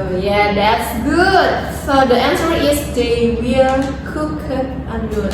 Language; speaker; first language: English; non-native, learner; Indonesian